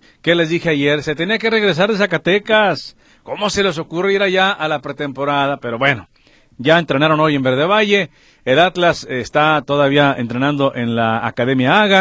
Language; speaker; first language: Spanish; native; Spanish